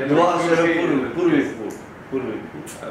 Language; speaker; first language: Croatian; early bilingual, heritage; Turkish